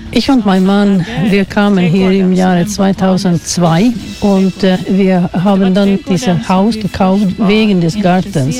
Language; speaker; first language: German; non-native, fluent; Swedish